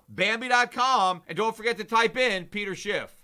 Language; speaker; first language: English; native; English